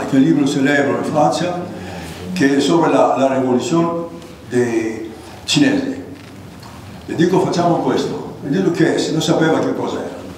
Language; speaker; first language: Italian; non-native, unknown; Greek